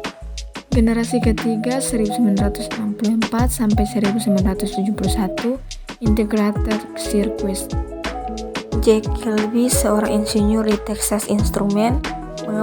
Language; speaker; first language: Indonesian; native; Indonesian